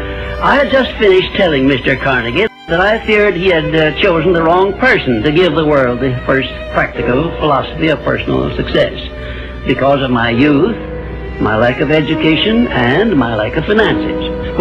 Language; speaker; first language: English; native; English